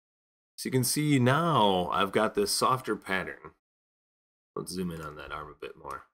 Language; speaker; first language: English; native; English